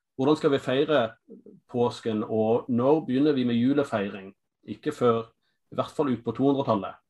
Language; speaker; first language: Norwegian; non-native, fluent; English